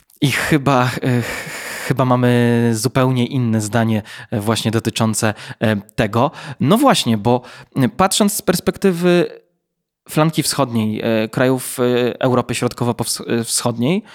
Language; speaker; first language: Polish; native; Polish